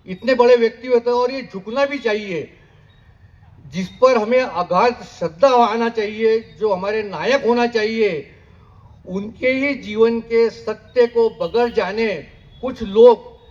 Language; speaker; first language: Hindi; non-native, local second language; Marathi